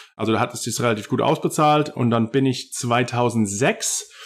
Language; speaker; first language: German; native; German